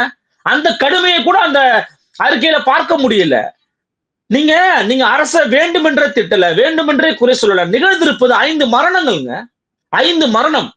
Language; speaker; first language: Tamil; native; Tamil